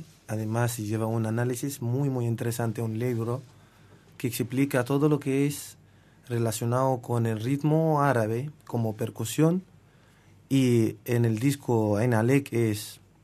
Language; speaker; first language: Spanish; non-native, fluent; Arabic